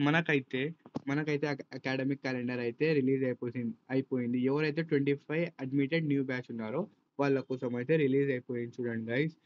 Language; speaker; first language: Telugu; non-native, local second language; Urdu